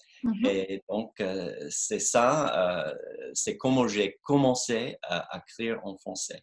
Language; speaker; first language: French; non-native, fluent; English